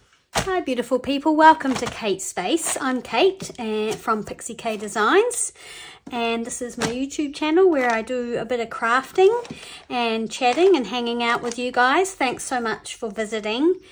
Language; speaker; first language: English; native; English